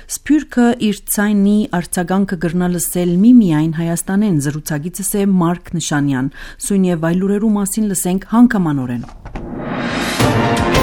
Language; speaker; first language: Armenian; early bilingual, heritage; Armenian